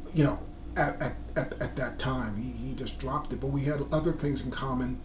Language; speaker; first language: English; native; English